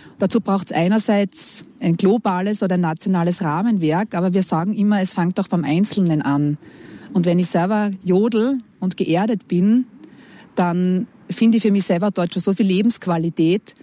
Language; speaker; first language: German; native; German